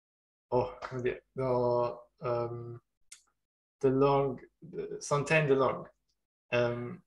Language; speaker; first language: French; non-native, learner; German